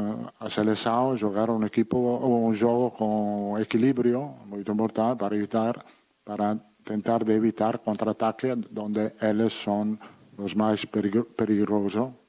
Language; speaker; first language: Portuguese; non-native, learner; Italian